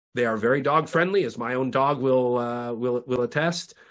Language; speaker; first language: English; native; English